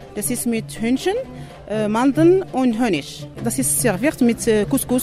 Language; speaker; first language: German; non-native, learner; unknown